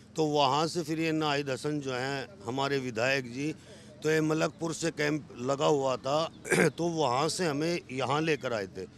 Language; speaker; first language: Hindi; native; Hindi